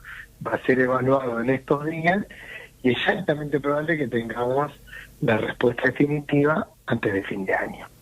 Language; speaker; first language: Spanish; native; Spanish